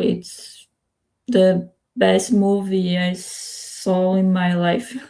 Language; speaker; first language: English; non-native, learner; Spanish